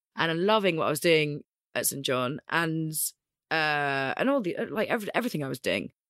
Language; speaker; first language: English; native; English